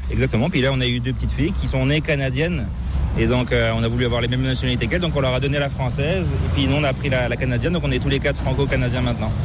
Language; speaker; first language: French; native; French